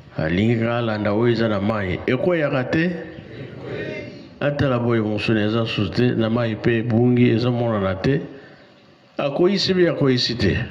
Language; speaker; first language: Lingala; non-native, local second language; Kongo